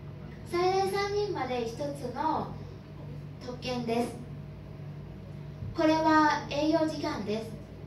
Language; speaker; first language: Japanese; non-native, learner; Thai